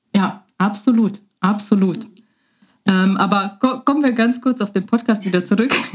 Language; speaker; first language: German; native; German